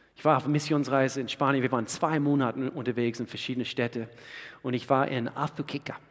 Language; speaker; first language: German; non-native, fluent; English